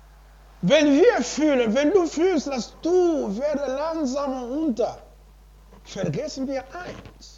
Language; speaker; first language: German; non-native, learner; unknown